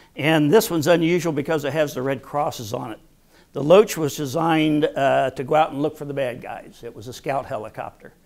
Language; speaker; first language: English; native; English